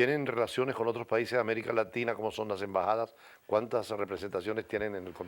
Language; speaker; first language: Spanish; native; Spanish